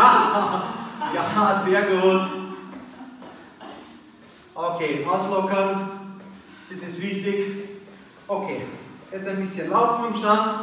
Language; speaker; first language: German; native; German